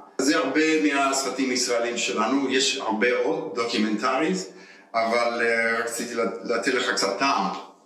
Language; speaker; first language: Hebrew; early bilingual, heritage; Hebrew